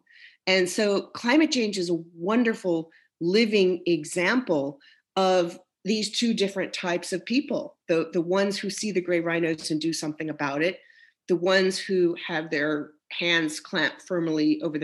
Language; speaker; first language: English; native; English